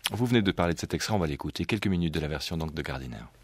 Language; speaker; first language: French; native; French